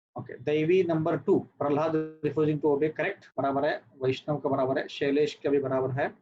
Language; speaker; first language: Hindi; non-native, local second language; Marathi